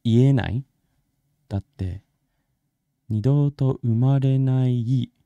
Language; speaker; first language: Japanese; non-native, fluent; English